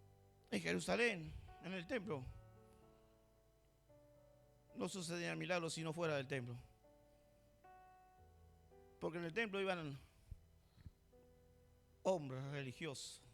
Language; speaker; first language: Spanish; native; Spanish